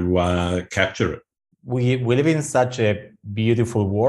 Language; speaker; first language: English; non-native, fluent; Spanish